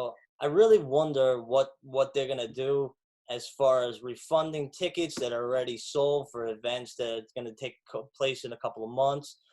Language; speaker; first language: English; native; English